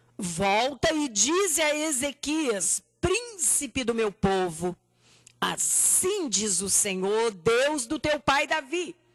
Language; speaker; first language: Portuguese; native; Portuguese